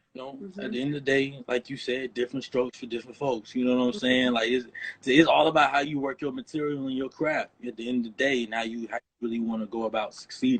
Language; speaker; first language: English; native; English